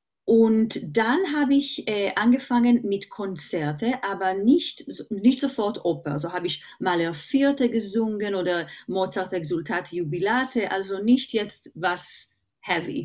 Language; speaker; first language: German; non-native, fluent; Hebrew